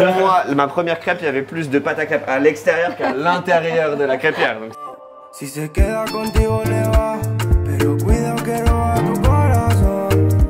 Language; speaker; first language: French; native; French